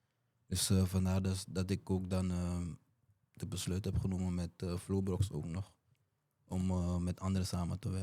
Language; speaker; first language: Dutch; early bilingual, other home language; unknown